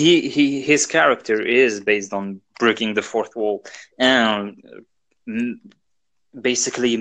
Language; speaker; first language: English; non-native, fluent; Arabic